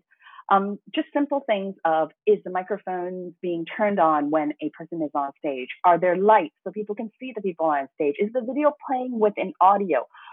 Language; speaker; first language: English; non-native, local second language; Cantonese